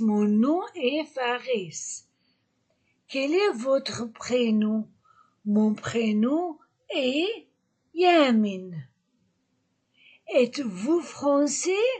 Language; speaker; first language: French; non-native, fluent; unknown